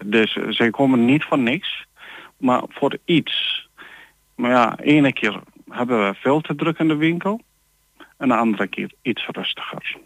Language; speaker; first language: Dutch; non-native, learner; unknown